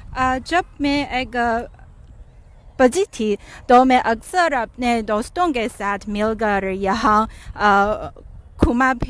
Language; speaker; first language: Hindi; non-native, fluent; Chinese